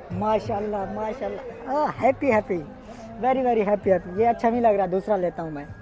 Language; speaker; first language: Urdu; non-native, local second language; Punjabi